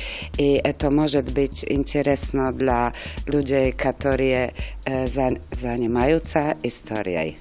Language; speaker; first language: Russian; non-native, fluent; German